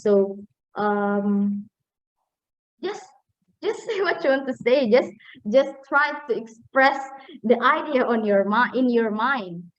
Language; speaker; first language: English; non-native, fluent; Indonesian